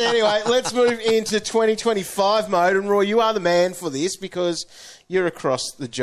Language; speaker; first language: English; native; English